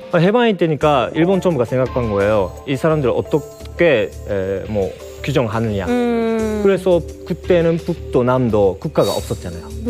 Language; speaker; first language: Korean; early bilingual, heritage; Korean